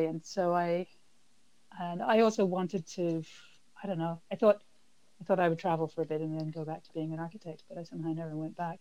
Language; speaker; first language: English; native; English